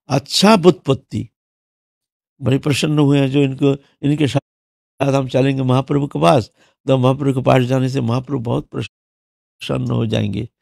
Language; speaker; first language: Hindi; non-native, local second language; Bangla